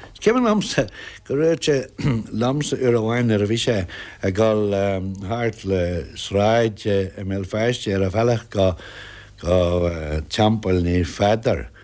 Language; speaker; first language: Irish; non-native, local second language; English